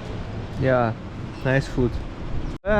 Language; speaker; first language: English; non-native, learner; Russian